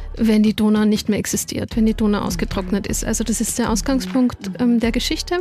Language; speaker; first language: German; native; German